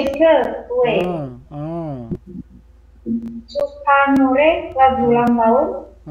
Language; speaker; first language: Korean; non-native, learner; Indonesian